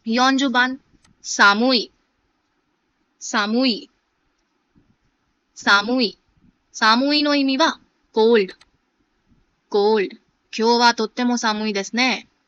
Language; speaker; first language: Japanese; non-native, fluent; Hindi